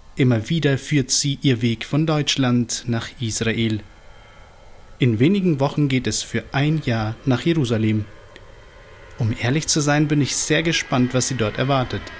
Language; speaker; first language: German; native; German